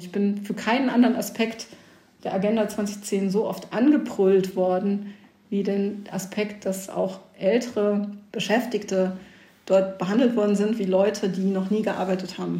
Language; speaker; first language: German; native; German